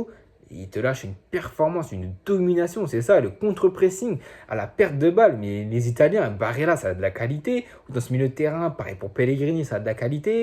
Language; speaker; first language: French; native; French